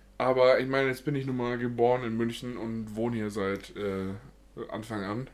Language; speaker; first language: German; native; German